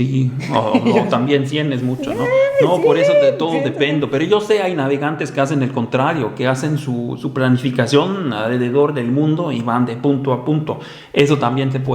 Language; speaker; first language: Spanish; non-native, fluent; German